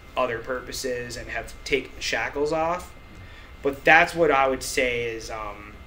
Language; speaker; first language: English; native; English